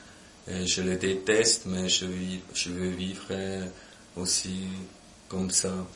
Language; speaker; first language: French; non-native, local second language; German